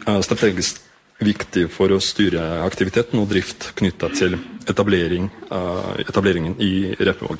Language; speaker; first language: Norwegian; non-native, fluent; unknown